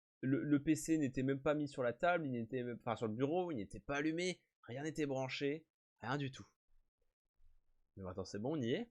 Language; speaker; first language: French; native; French